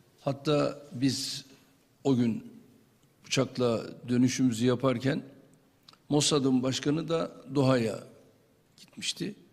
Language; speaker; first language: Turkish; native; Turkish